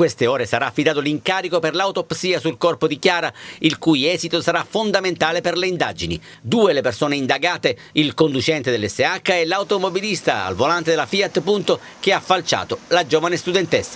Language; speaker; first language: Italian; native; Italian